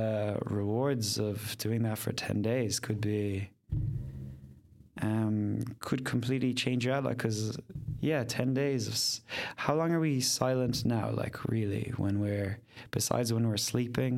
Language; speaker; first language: English; native; English